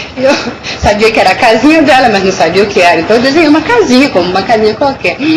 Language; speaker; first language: Portuguese; early bilingual, other home language; Spanish